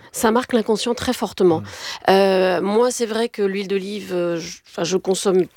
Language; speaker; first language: French; native; French